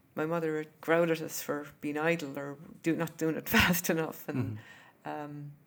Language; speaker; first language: English; native; English